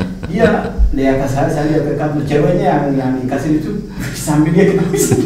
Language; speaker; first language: Indonesian; non-native, fluent; Arabic